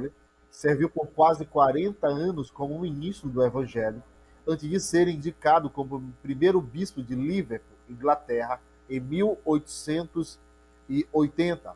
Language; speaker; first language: Portuguese; native; Portuguese